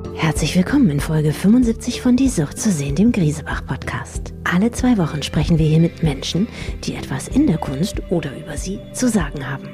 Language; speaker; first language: German; native; German